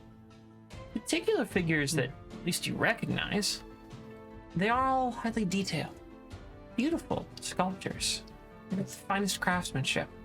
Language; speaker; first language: English; native; English